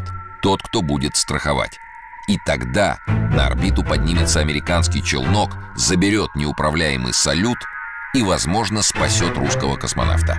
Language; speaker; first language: Russian; native; Russian